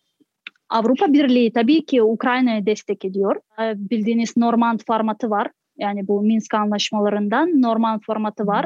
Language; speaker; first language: Turkish; non-native, fluent; Crimean Tatar